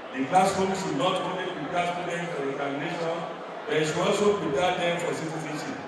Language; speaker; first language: English; non-native, local second language; Yoruba